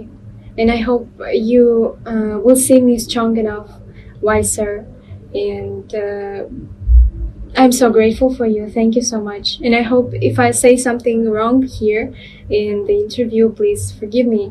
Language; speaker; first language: English; non-native, learner; Russian